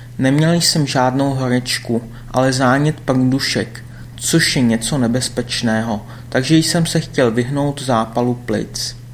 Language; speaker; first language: Czech; non-native, fluent; German